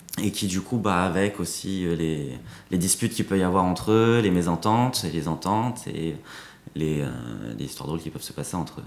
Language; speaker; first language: French; native; French